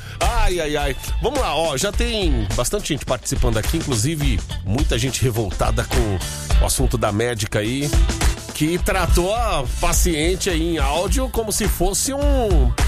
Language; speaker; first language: Portuguese; native; Portuguese